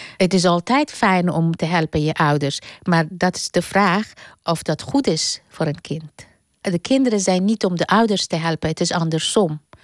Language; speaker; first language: Dutch; non-native, fluent; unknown